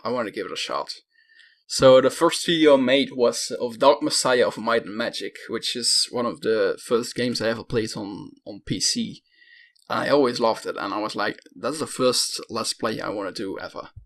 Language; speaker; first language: English; non-native, fluent; Dutch